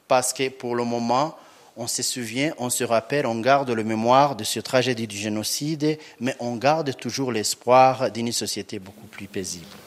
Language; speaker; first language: French; non-native, local second language; Kinyarwanda